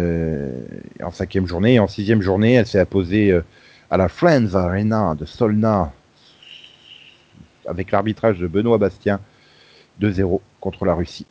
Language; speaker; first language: French; native; French